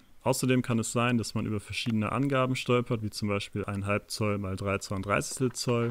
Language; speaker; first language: German; native; German